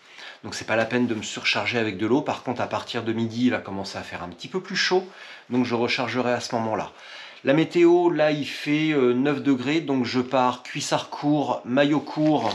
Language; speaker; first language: French; native; French